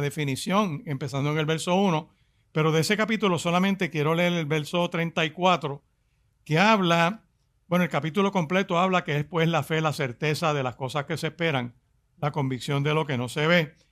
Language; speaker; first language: Spanish; native; Spanish